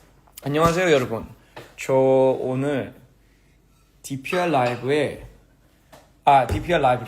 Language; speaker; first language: Korean; early bilingual, heritage; English